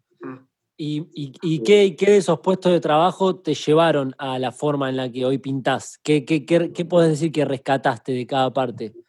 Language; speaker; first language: Spanish; native; Spanish